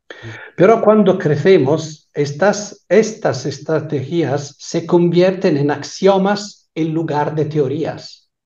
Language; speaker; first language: Spanish; non-native, fluent; Italian